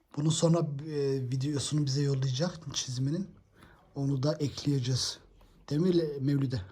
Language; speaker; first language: Turkish; early bilingual, heritage; Turkish